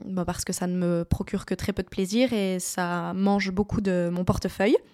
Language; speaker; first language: French; native; French